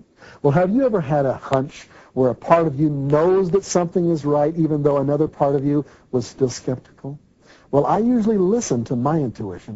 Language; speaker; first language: English; native; English